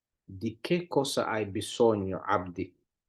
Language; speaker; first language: Italian; non-native, learner; Somali